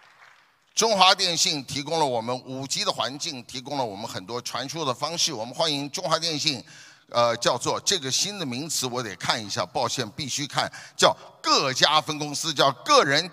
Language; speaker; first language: Chinese; native; Chinese